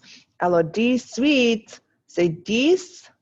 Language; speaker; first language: French; non-native, fluent; English